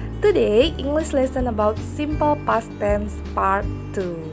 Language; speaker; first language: English; non-native, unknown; Indonesian